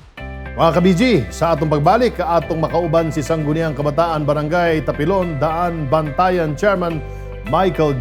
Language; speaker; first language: Cebuano; native; Cebuano